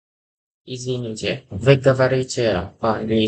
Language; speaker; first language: Russian; non-native, learner; English